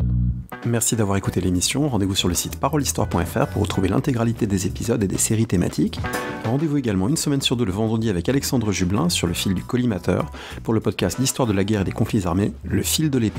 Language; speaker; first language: French; native; French